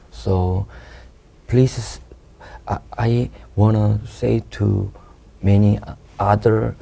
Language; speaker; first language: English; non-native, learner; Korean